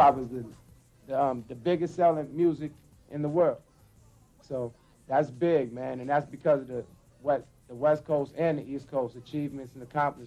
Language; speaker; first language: English; native; English